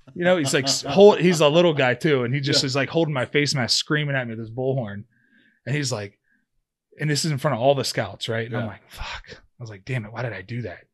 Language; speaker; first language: English; native; English